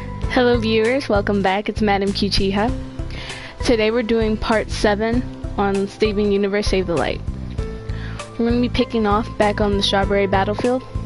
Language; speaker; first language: English; early bilingual, other home language; Spanish